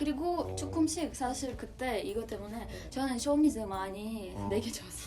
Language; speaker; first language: Korean; non-native, learner; Russian